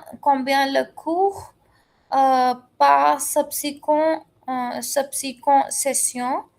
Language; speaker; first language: French; non-native, learner; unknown